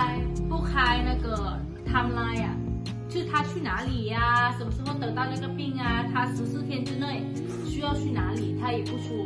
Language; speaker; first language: Chinese; non-native, fluent; Thai